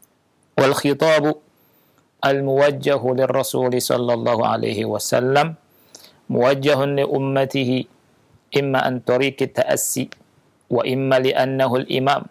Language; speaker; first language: Arabic; non-native, fluent; Indonesian